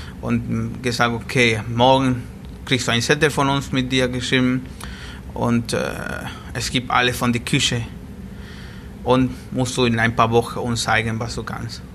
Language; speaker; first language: German; non-native, learner; Spanish